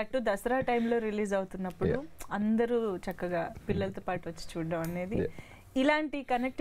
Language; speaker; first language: Telugu; native; Telugu